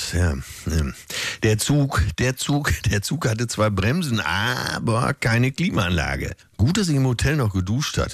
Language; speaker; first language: German; native; German